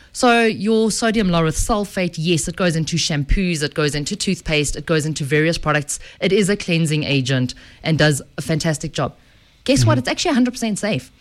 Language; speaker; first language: English; native; English